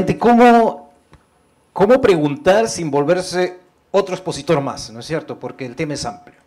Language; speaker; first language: Spanish; native; Spanish